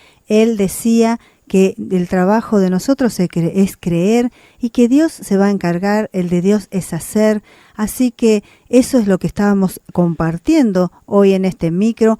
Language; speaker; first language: Spanish; native; Spanish